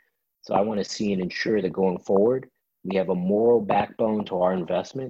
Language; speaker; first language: English; native; English